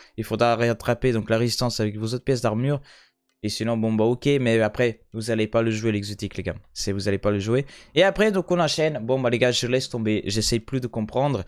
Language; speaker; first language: French; native; French